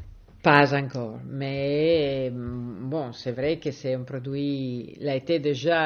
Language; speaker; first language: French; non-native, fluent; Italian